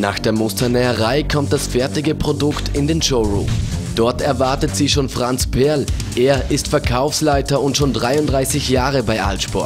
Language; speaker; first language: German; native; German